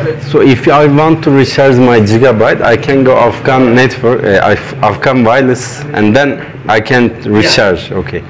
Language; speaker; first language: English; non-native, learner; Turkish